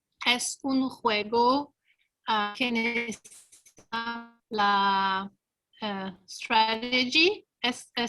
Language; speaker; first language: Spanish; non-native, learner; English